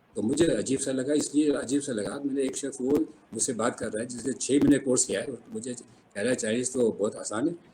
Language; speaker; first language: Urdu; native; Urdu